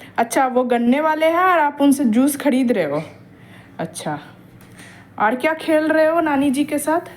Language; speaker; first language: Hindi; non-native, local second language; Bangla